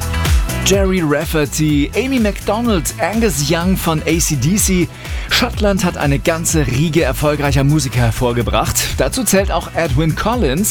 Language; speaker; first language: German; native; German